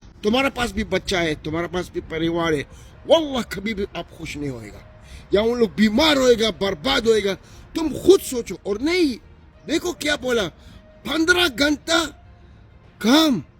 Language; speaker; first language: Hindi; non-native, fluent; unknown